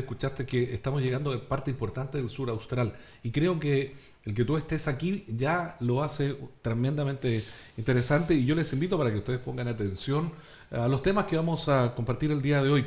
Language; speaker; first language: Spanish; native; Spanish